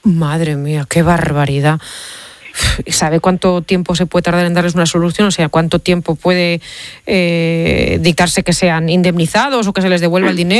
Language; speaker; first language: Spanish; native; Spanish